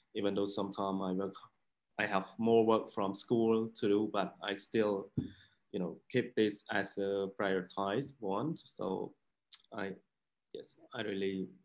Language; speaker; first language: English; non-native, learner; Khmer